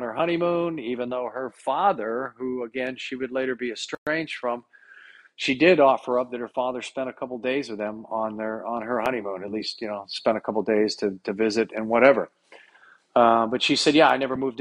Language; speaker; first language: English; native; English